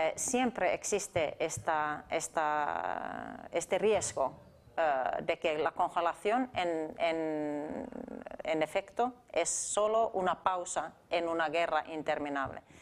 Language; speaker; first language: Spanish; non-native, fluent; Finnish